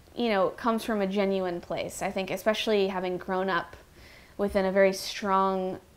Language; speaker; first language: English; native; English